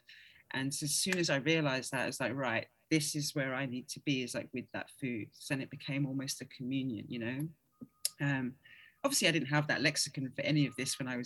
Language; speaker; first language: English; native; English